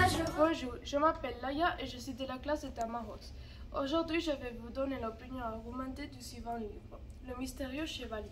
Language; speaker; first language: French; non-native, learner; Catalan